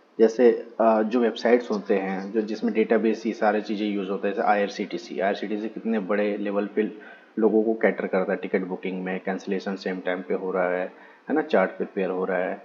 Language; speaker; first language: Hindi; native; Hindi